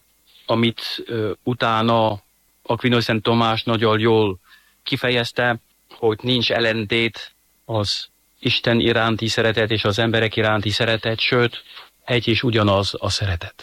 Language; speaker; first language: Hungarian; non-native, fluent; French